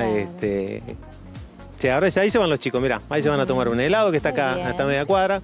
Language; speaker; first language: Spanish; native; Spanish